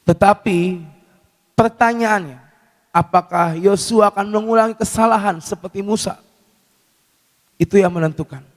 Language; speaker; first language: Indonesian; native; Indonesian